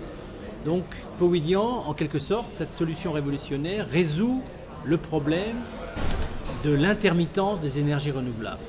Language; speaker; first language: French; native; French